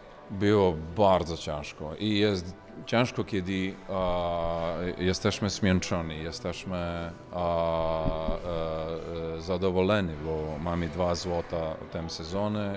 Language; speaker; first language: Polish; non-native, learner; Serbian